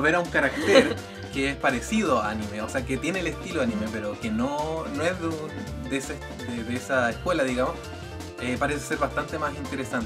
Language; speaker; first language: Spanish; native; Spanish